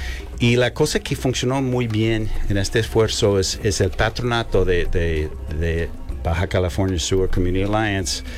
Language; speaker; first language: Spanish; non-native, learner; English